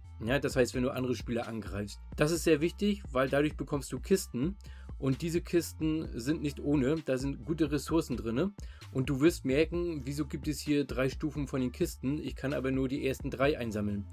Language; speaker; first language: German; native; German